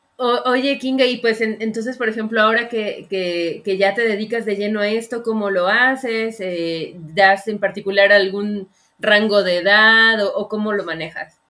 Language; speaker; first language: Spanish; native; Spanish